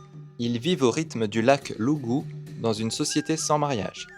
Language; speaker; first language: French; native; French